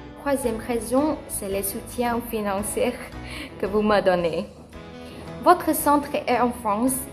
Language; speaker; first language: French; non-native, fluent; Vietnamese